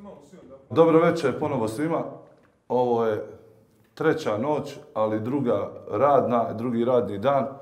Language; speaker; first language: Bosnian; native; Bosnian